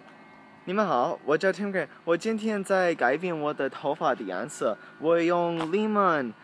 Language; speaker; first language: Chinese; non-native, learner; English